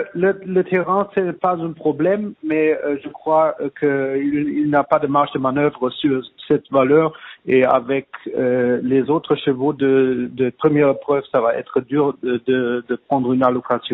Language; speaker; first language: French; non-native, fluent; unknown